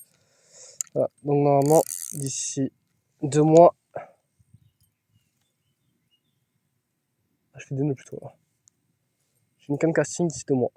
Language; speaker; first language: French; native; French